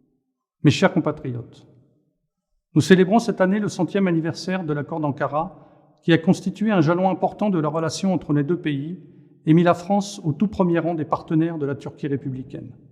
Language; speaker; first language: French; native; French